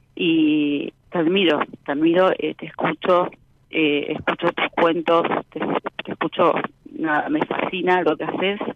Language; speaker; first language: Spanish; native; Spanish